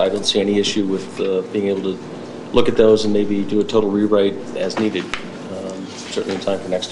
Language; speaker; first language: English; native; English